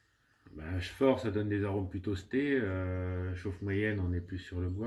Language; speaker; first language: French; native; French